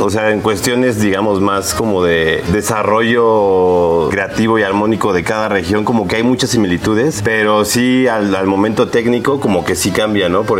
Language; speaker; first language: Spanish; native; Spanish